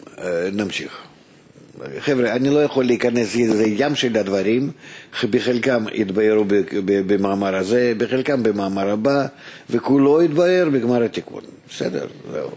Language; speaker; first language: Hebrew; non-native, fluent; Russian